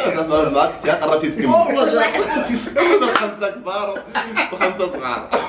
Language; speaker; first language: Arabic; native; Arabic